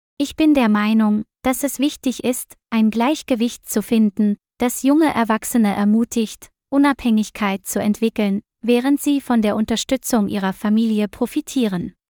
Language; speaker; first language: German; non-native, fluent; Vietnamese